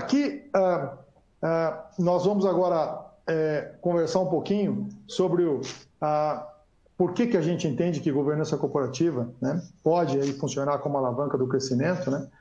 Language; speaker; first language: Portuguese; native; Portuguese